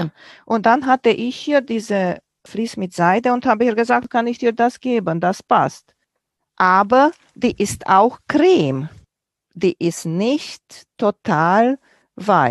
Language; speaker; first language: German; non-native, fluent; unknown